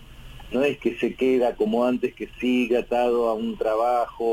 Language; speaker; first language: Spanish; native; Spanish